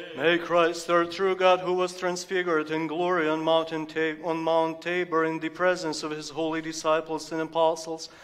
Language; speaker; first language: English; non-native, fluent; Ukrainian